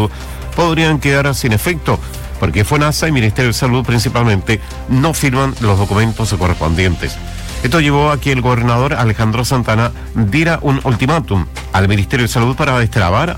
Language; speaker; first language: Spanish; native; Spanish